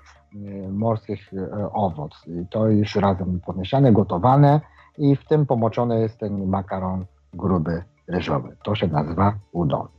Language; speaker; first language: Polish; non-native, fluent; Japanese